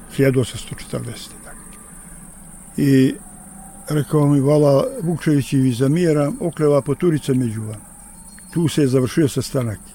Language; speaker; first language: Serbian; native; Serbian